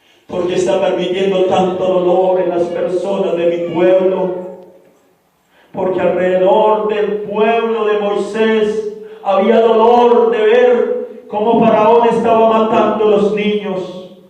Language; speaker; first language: Spanish; native; Spanish